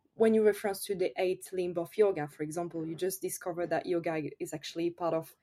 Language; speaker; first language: English; non-native, fluent; French